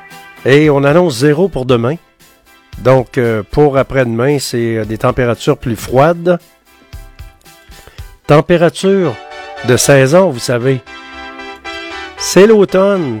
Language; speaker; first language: French; native; French